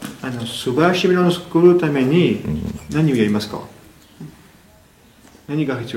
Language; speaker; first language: Japanese; non-native, fluent; French